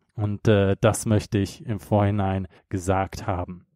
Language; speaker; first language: German; native; German